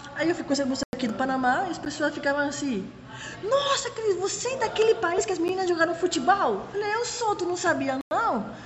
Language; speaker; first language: Portuguese; non-native, fluent; Spanish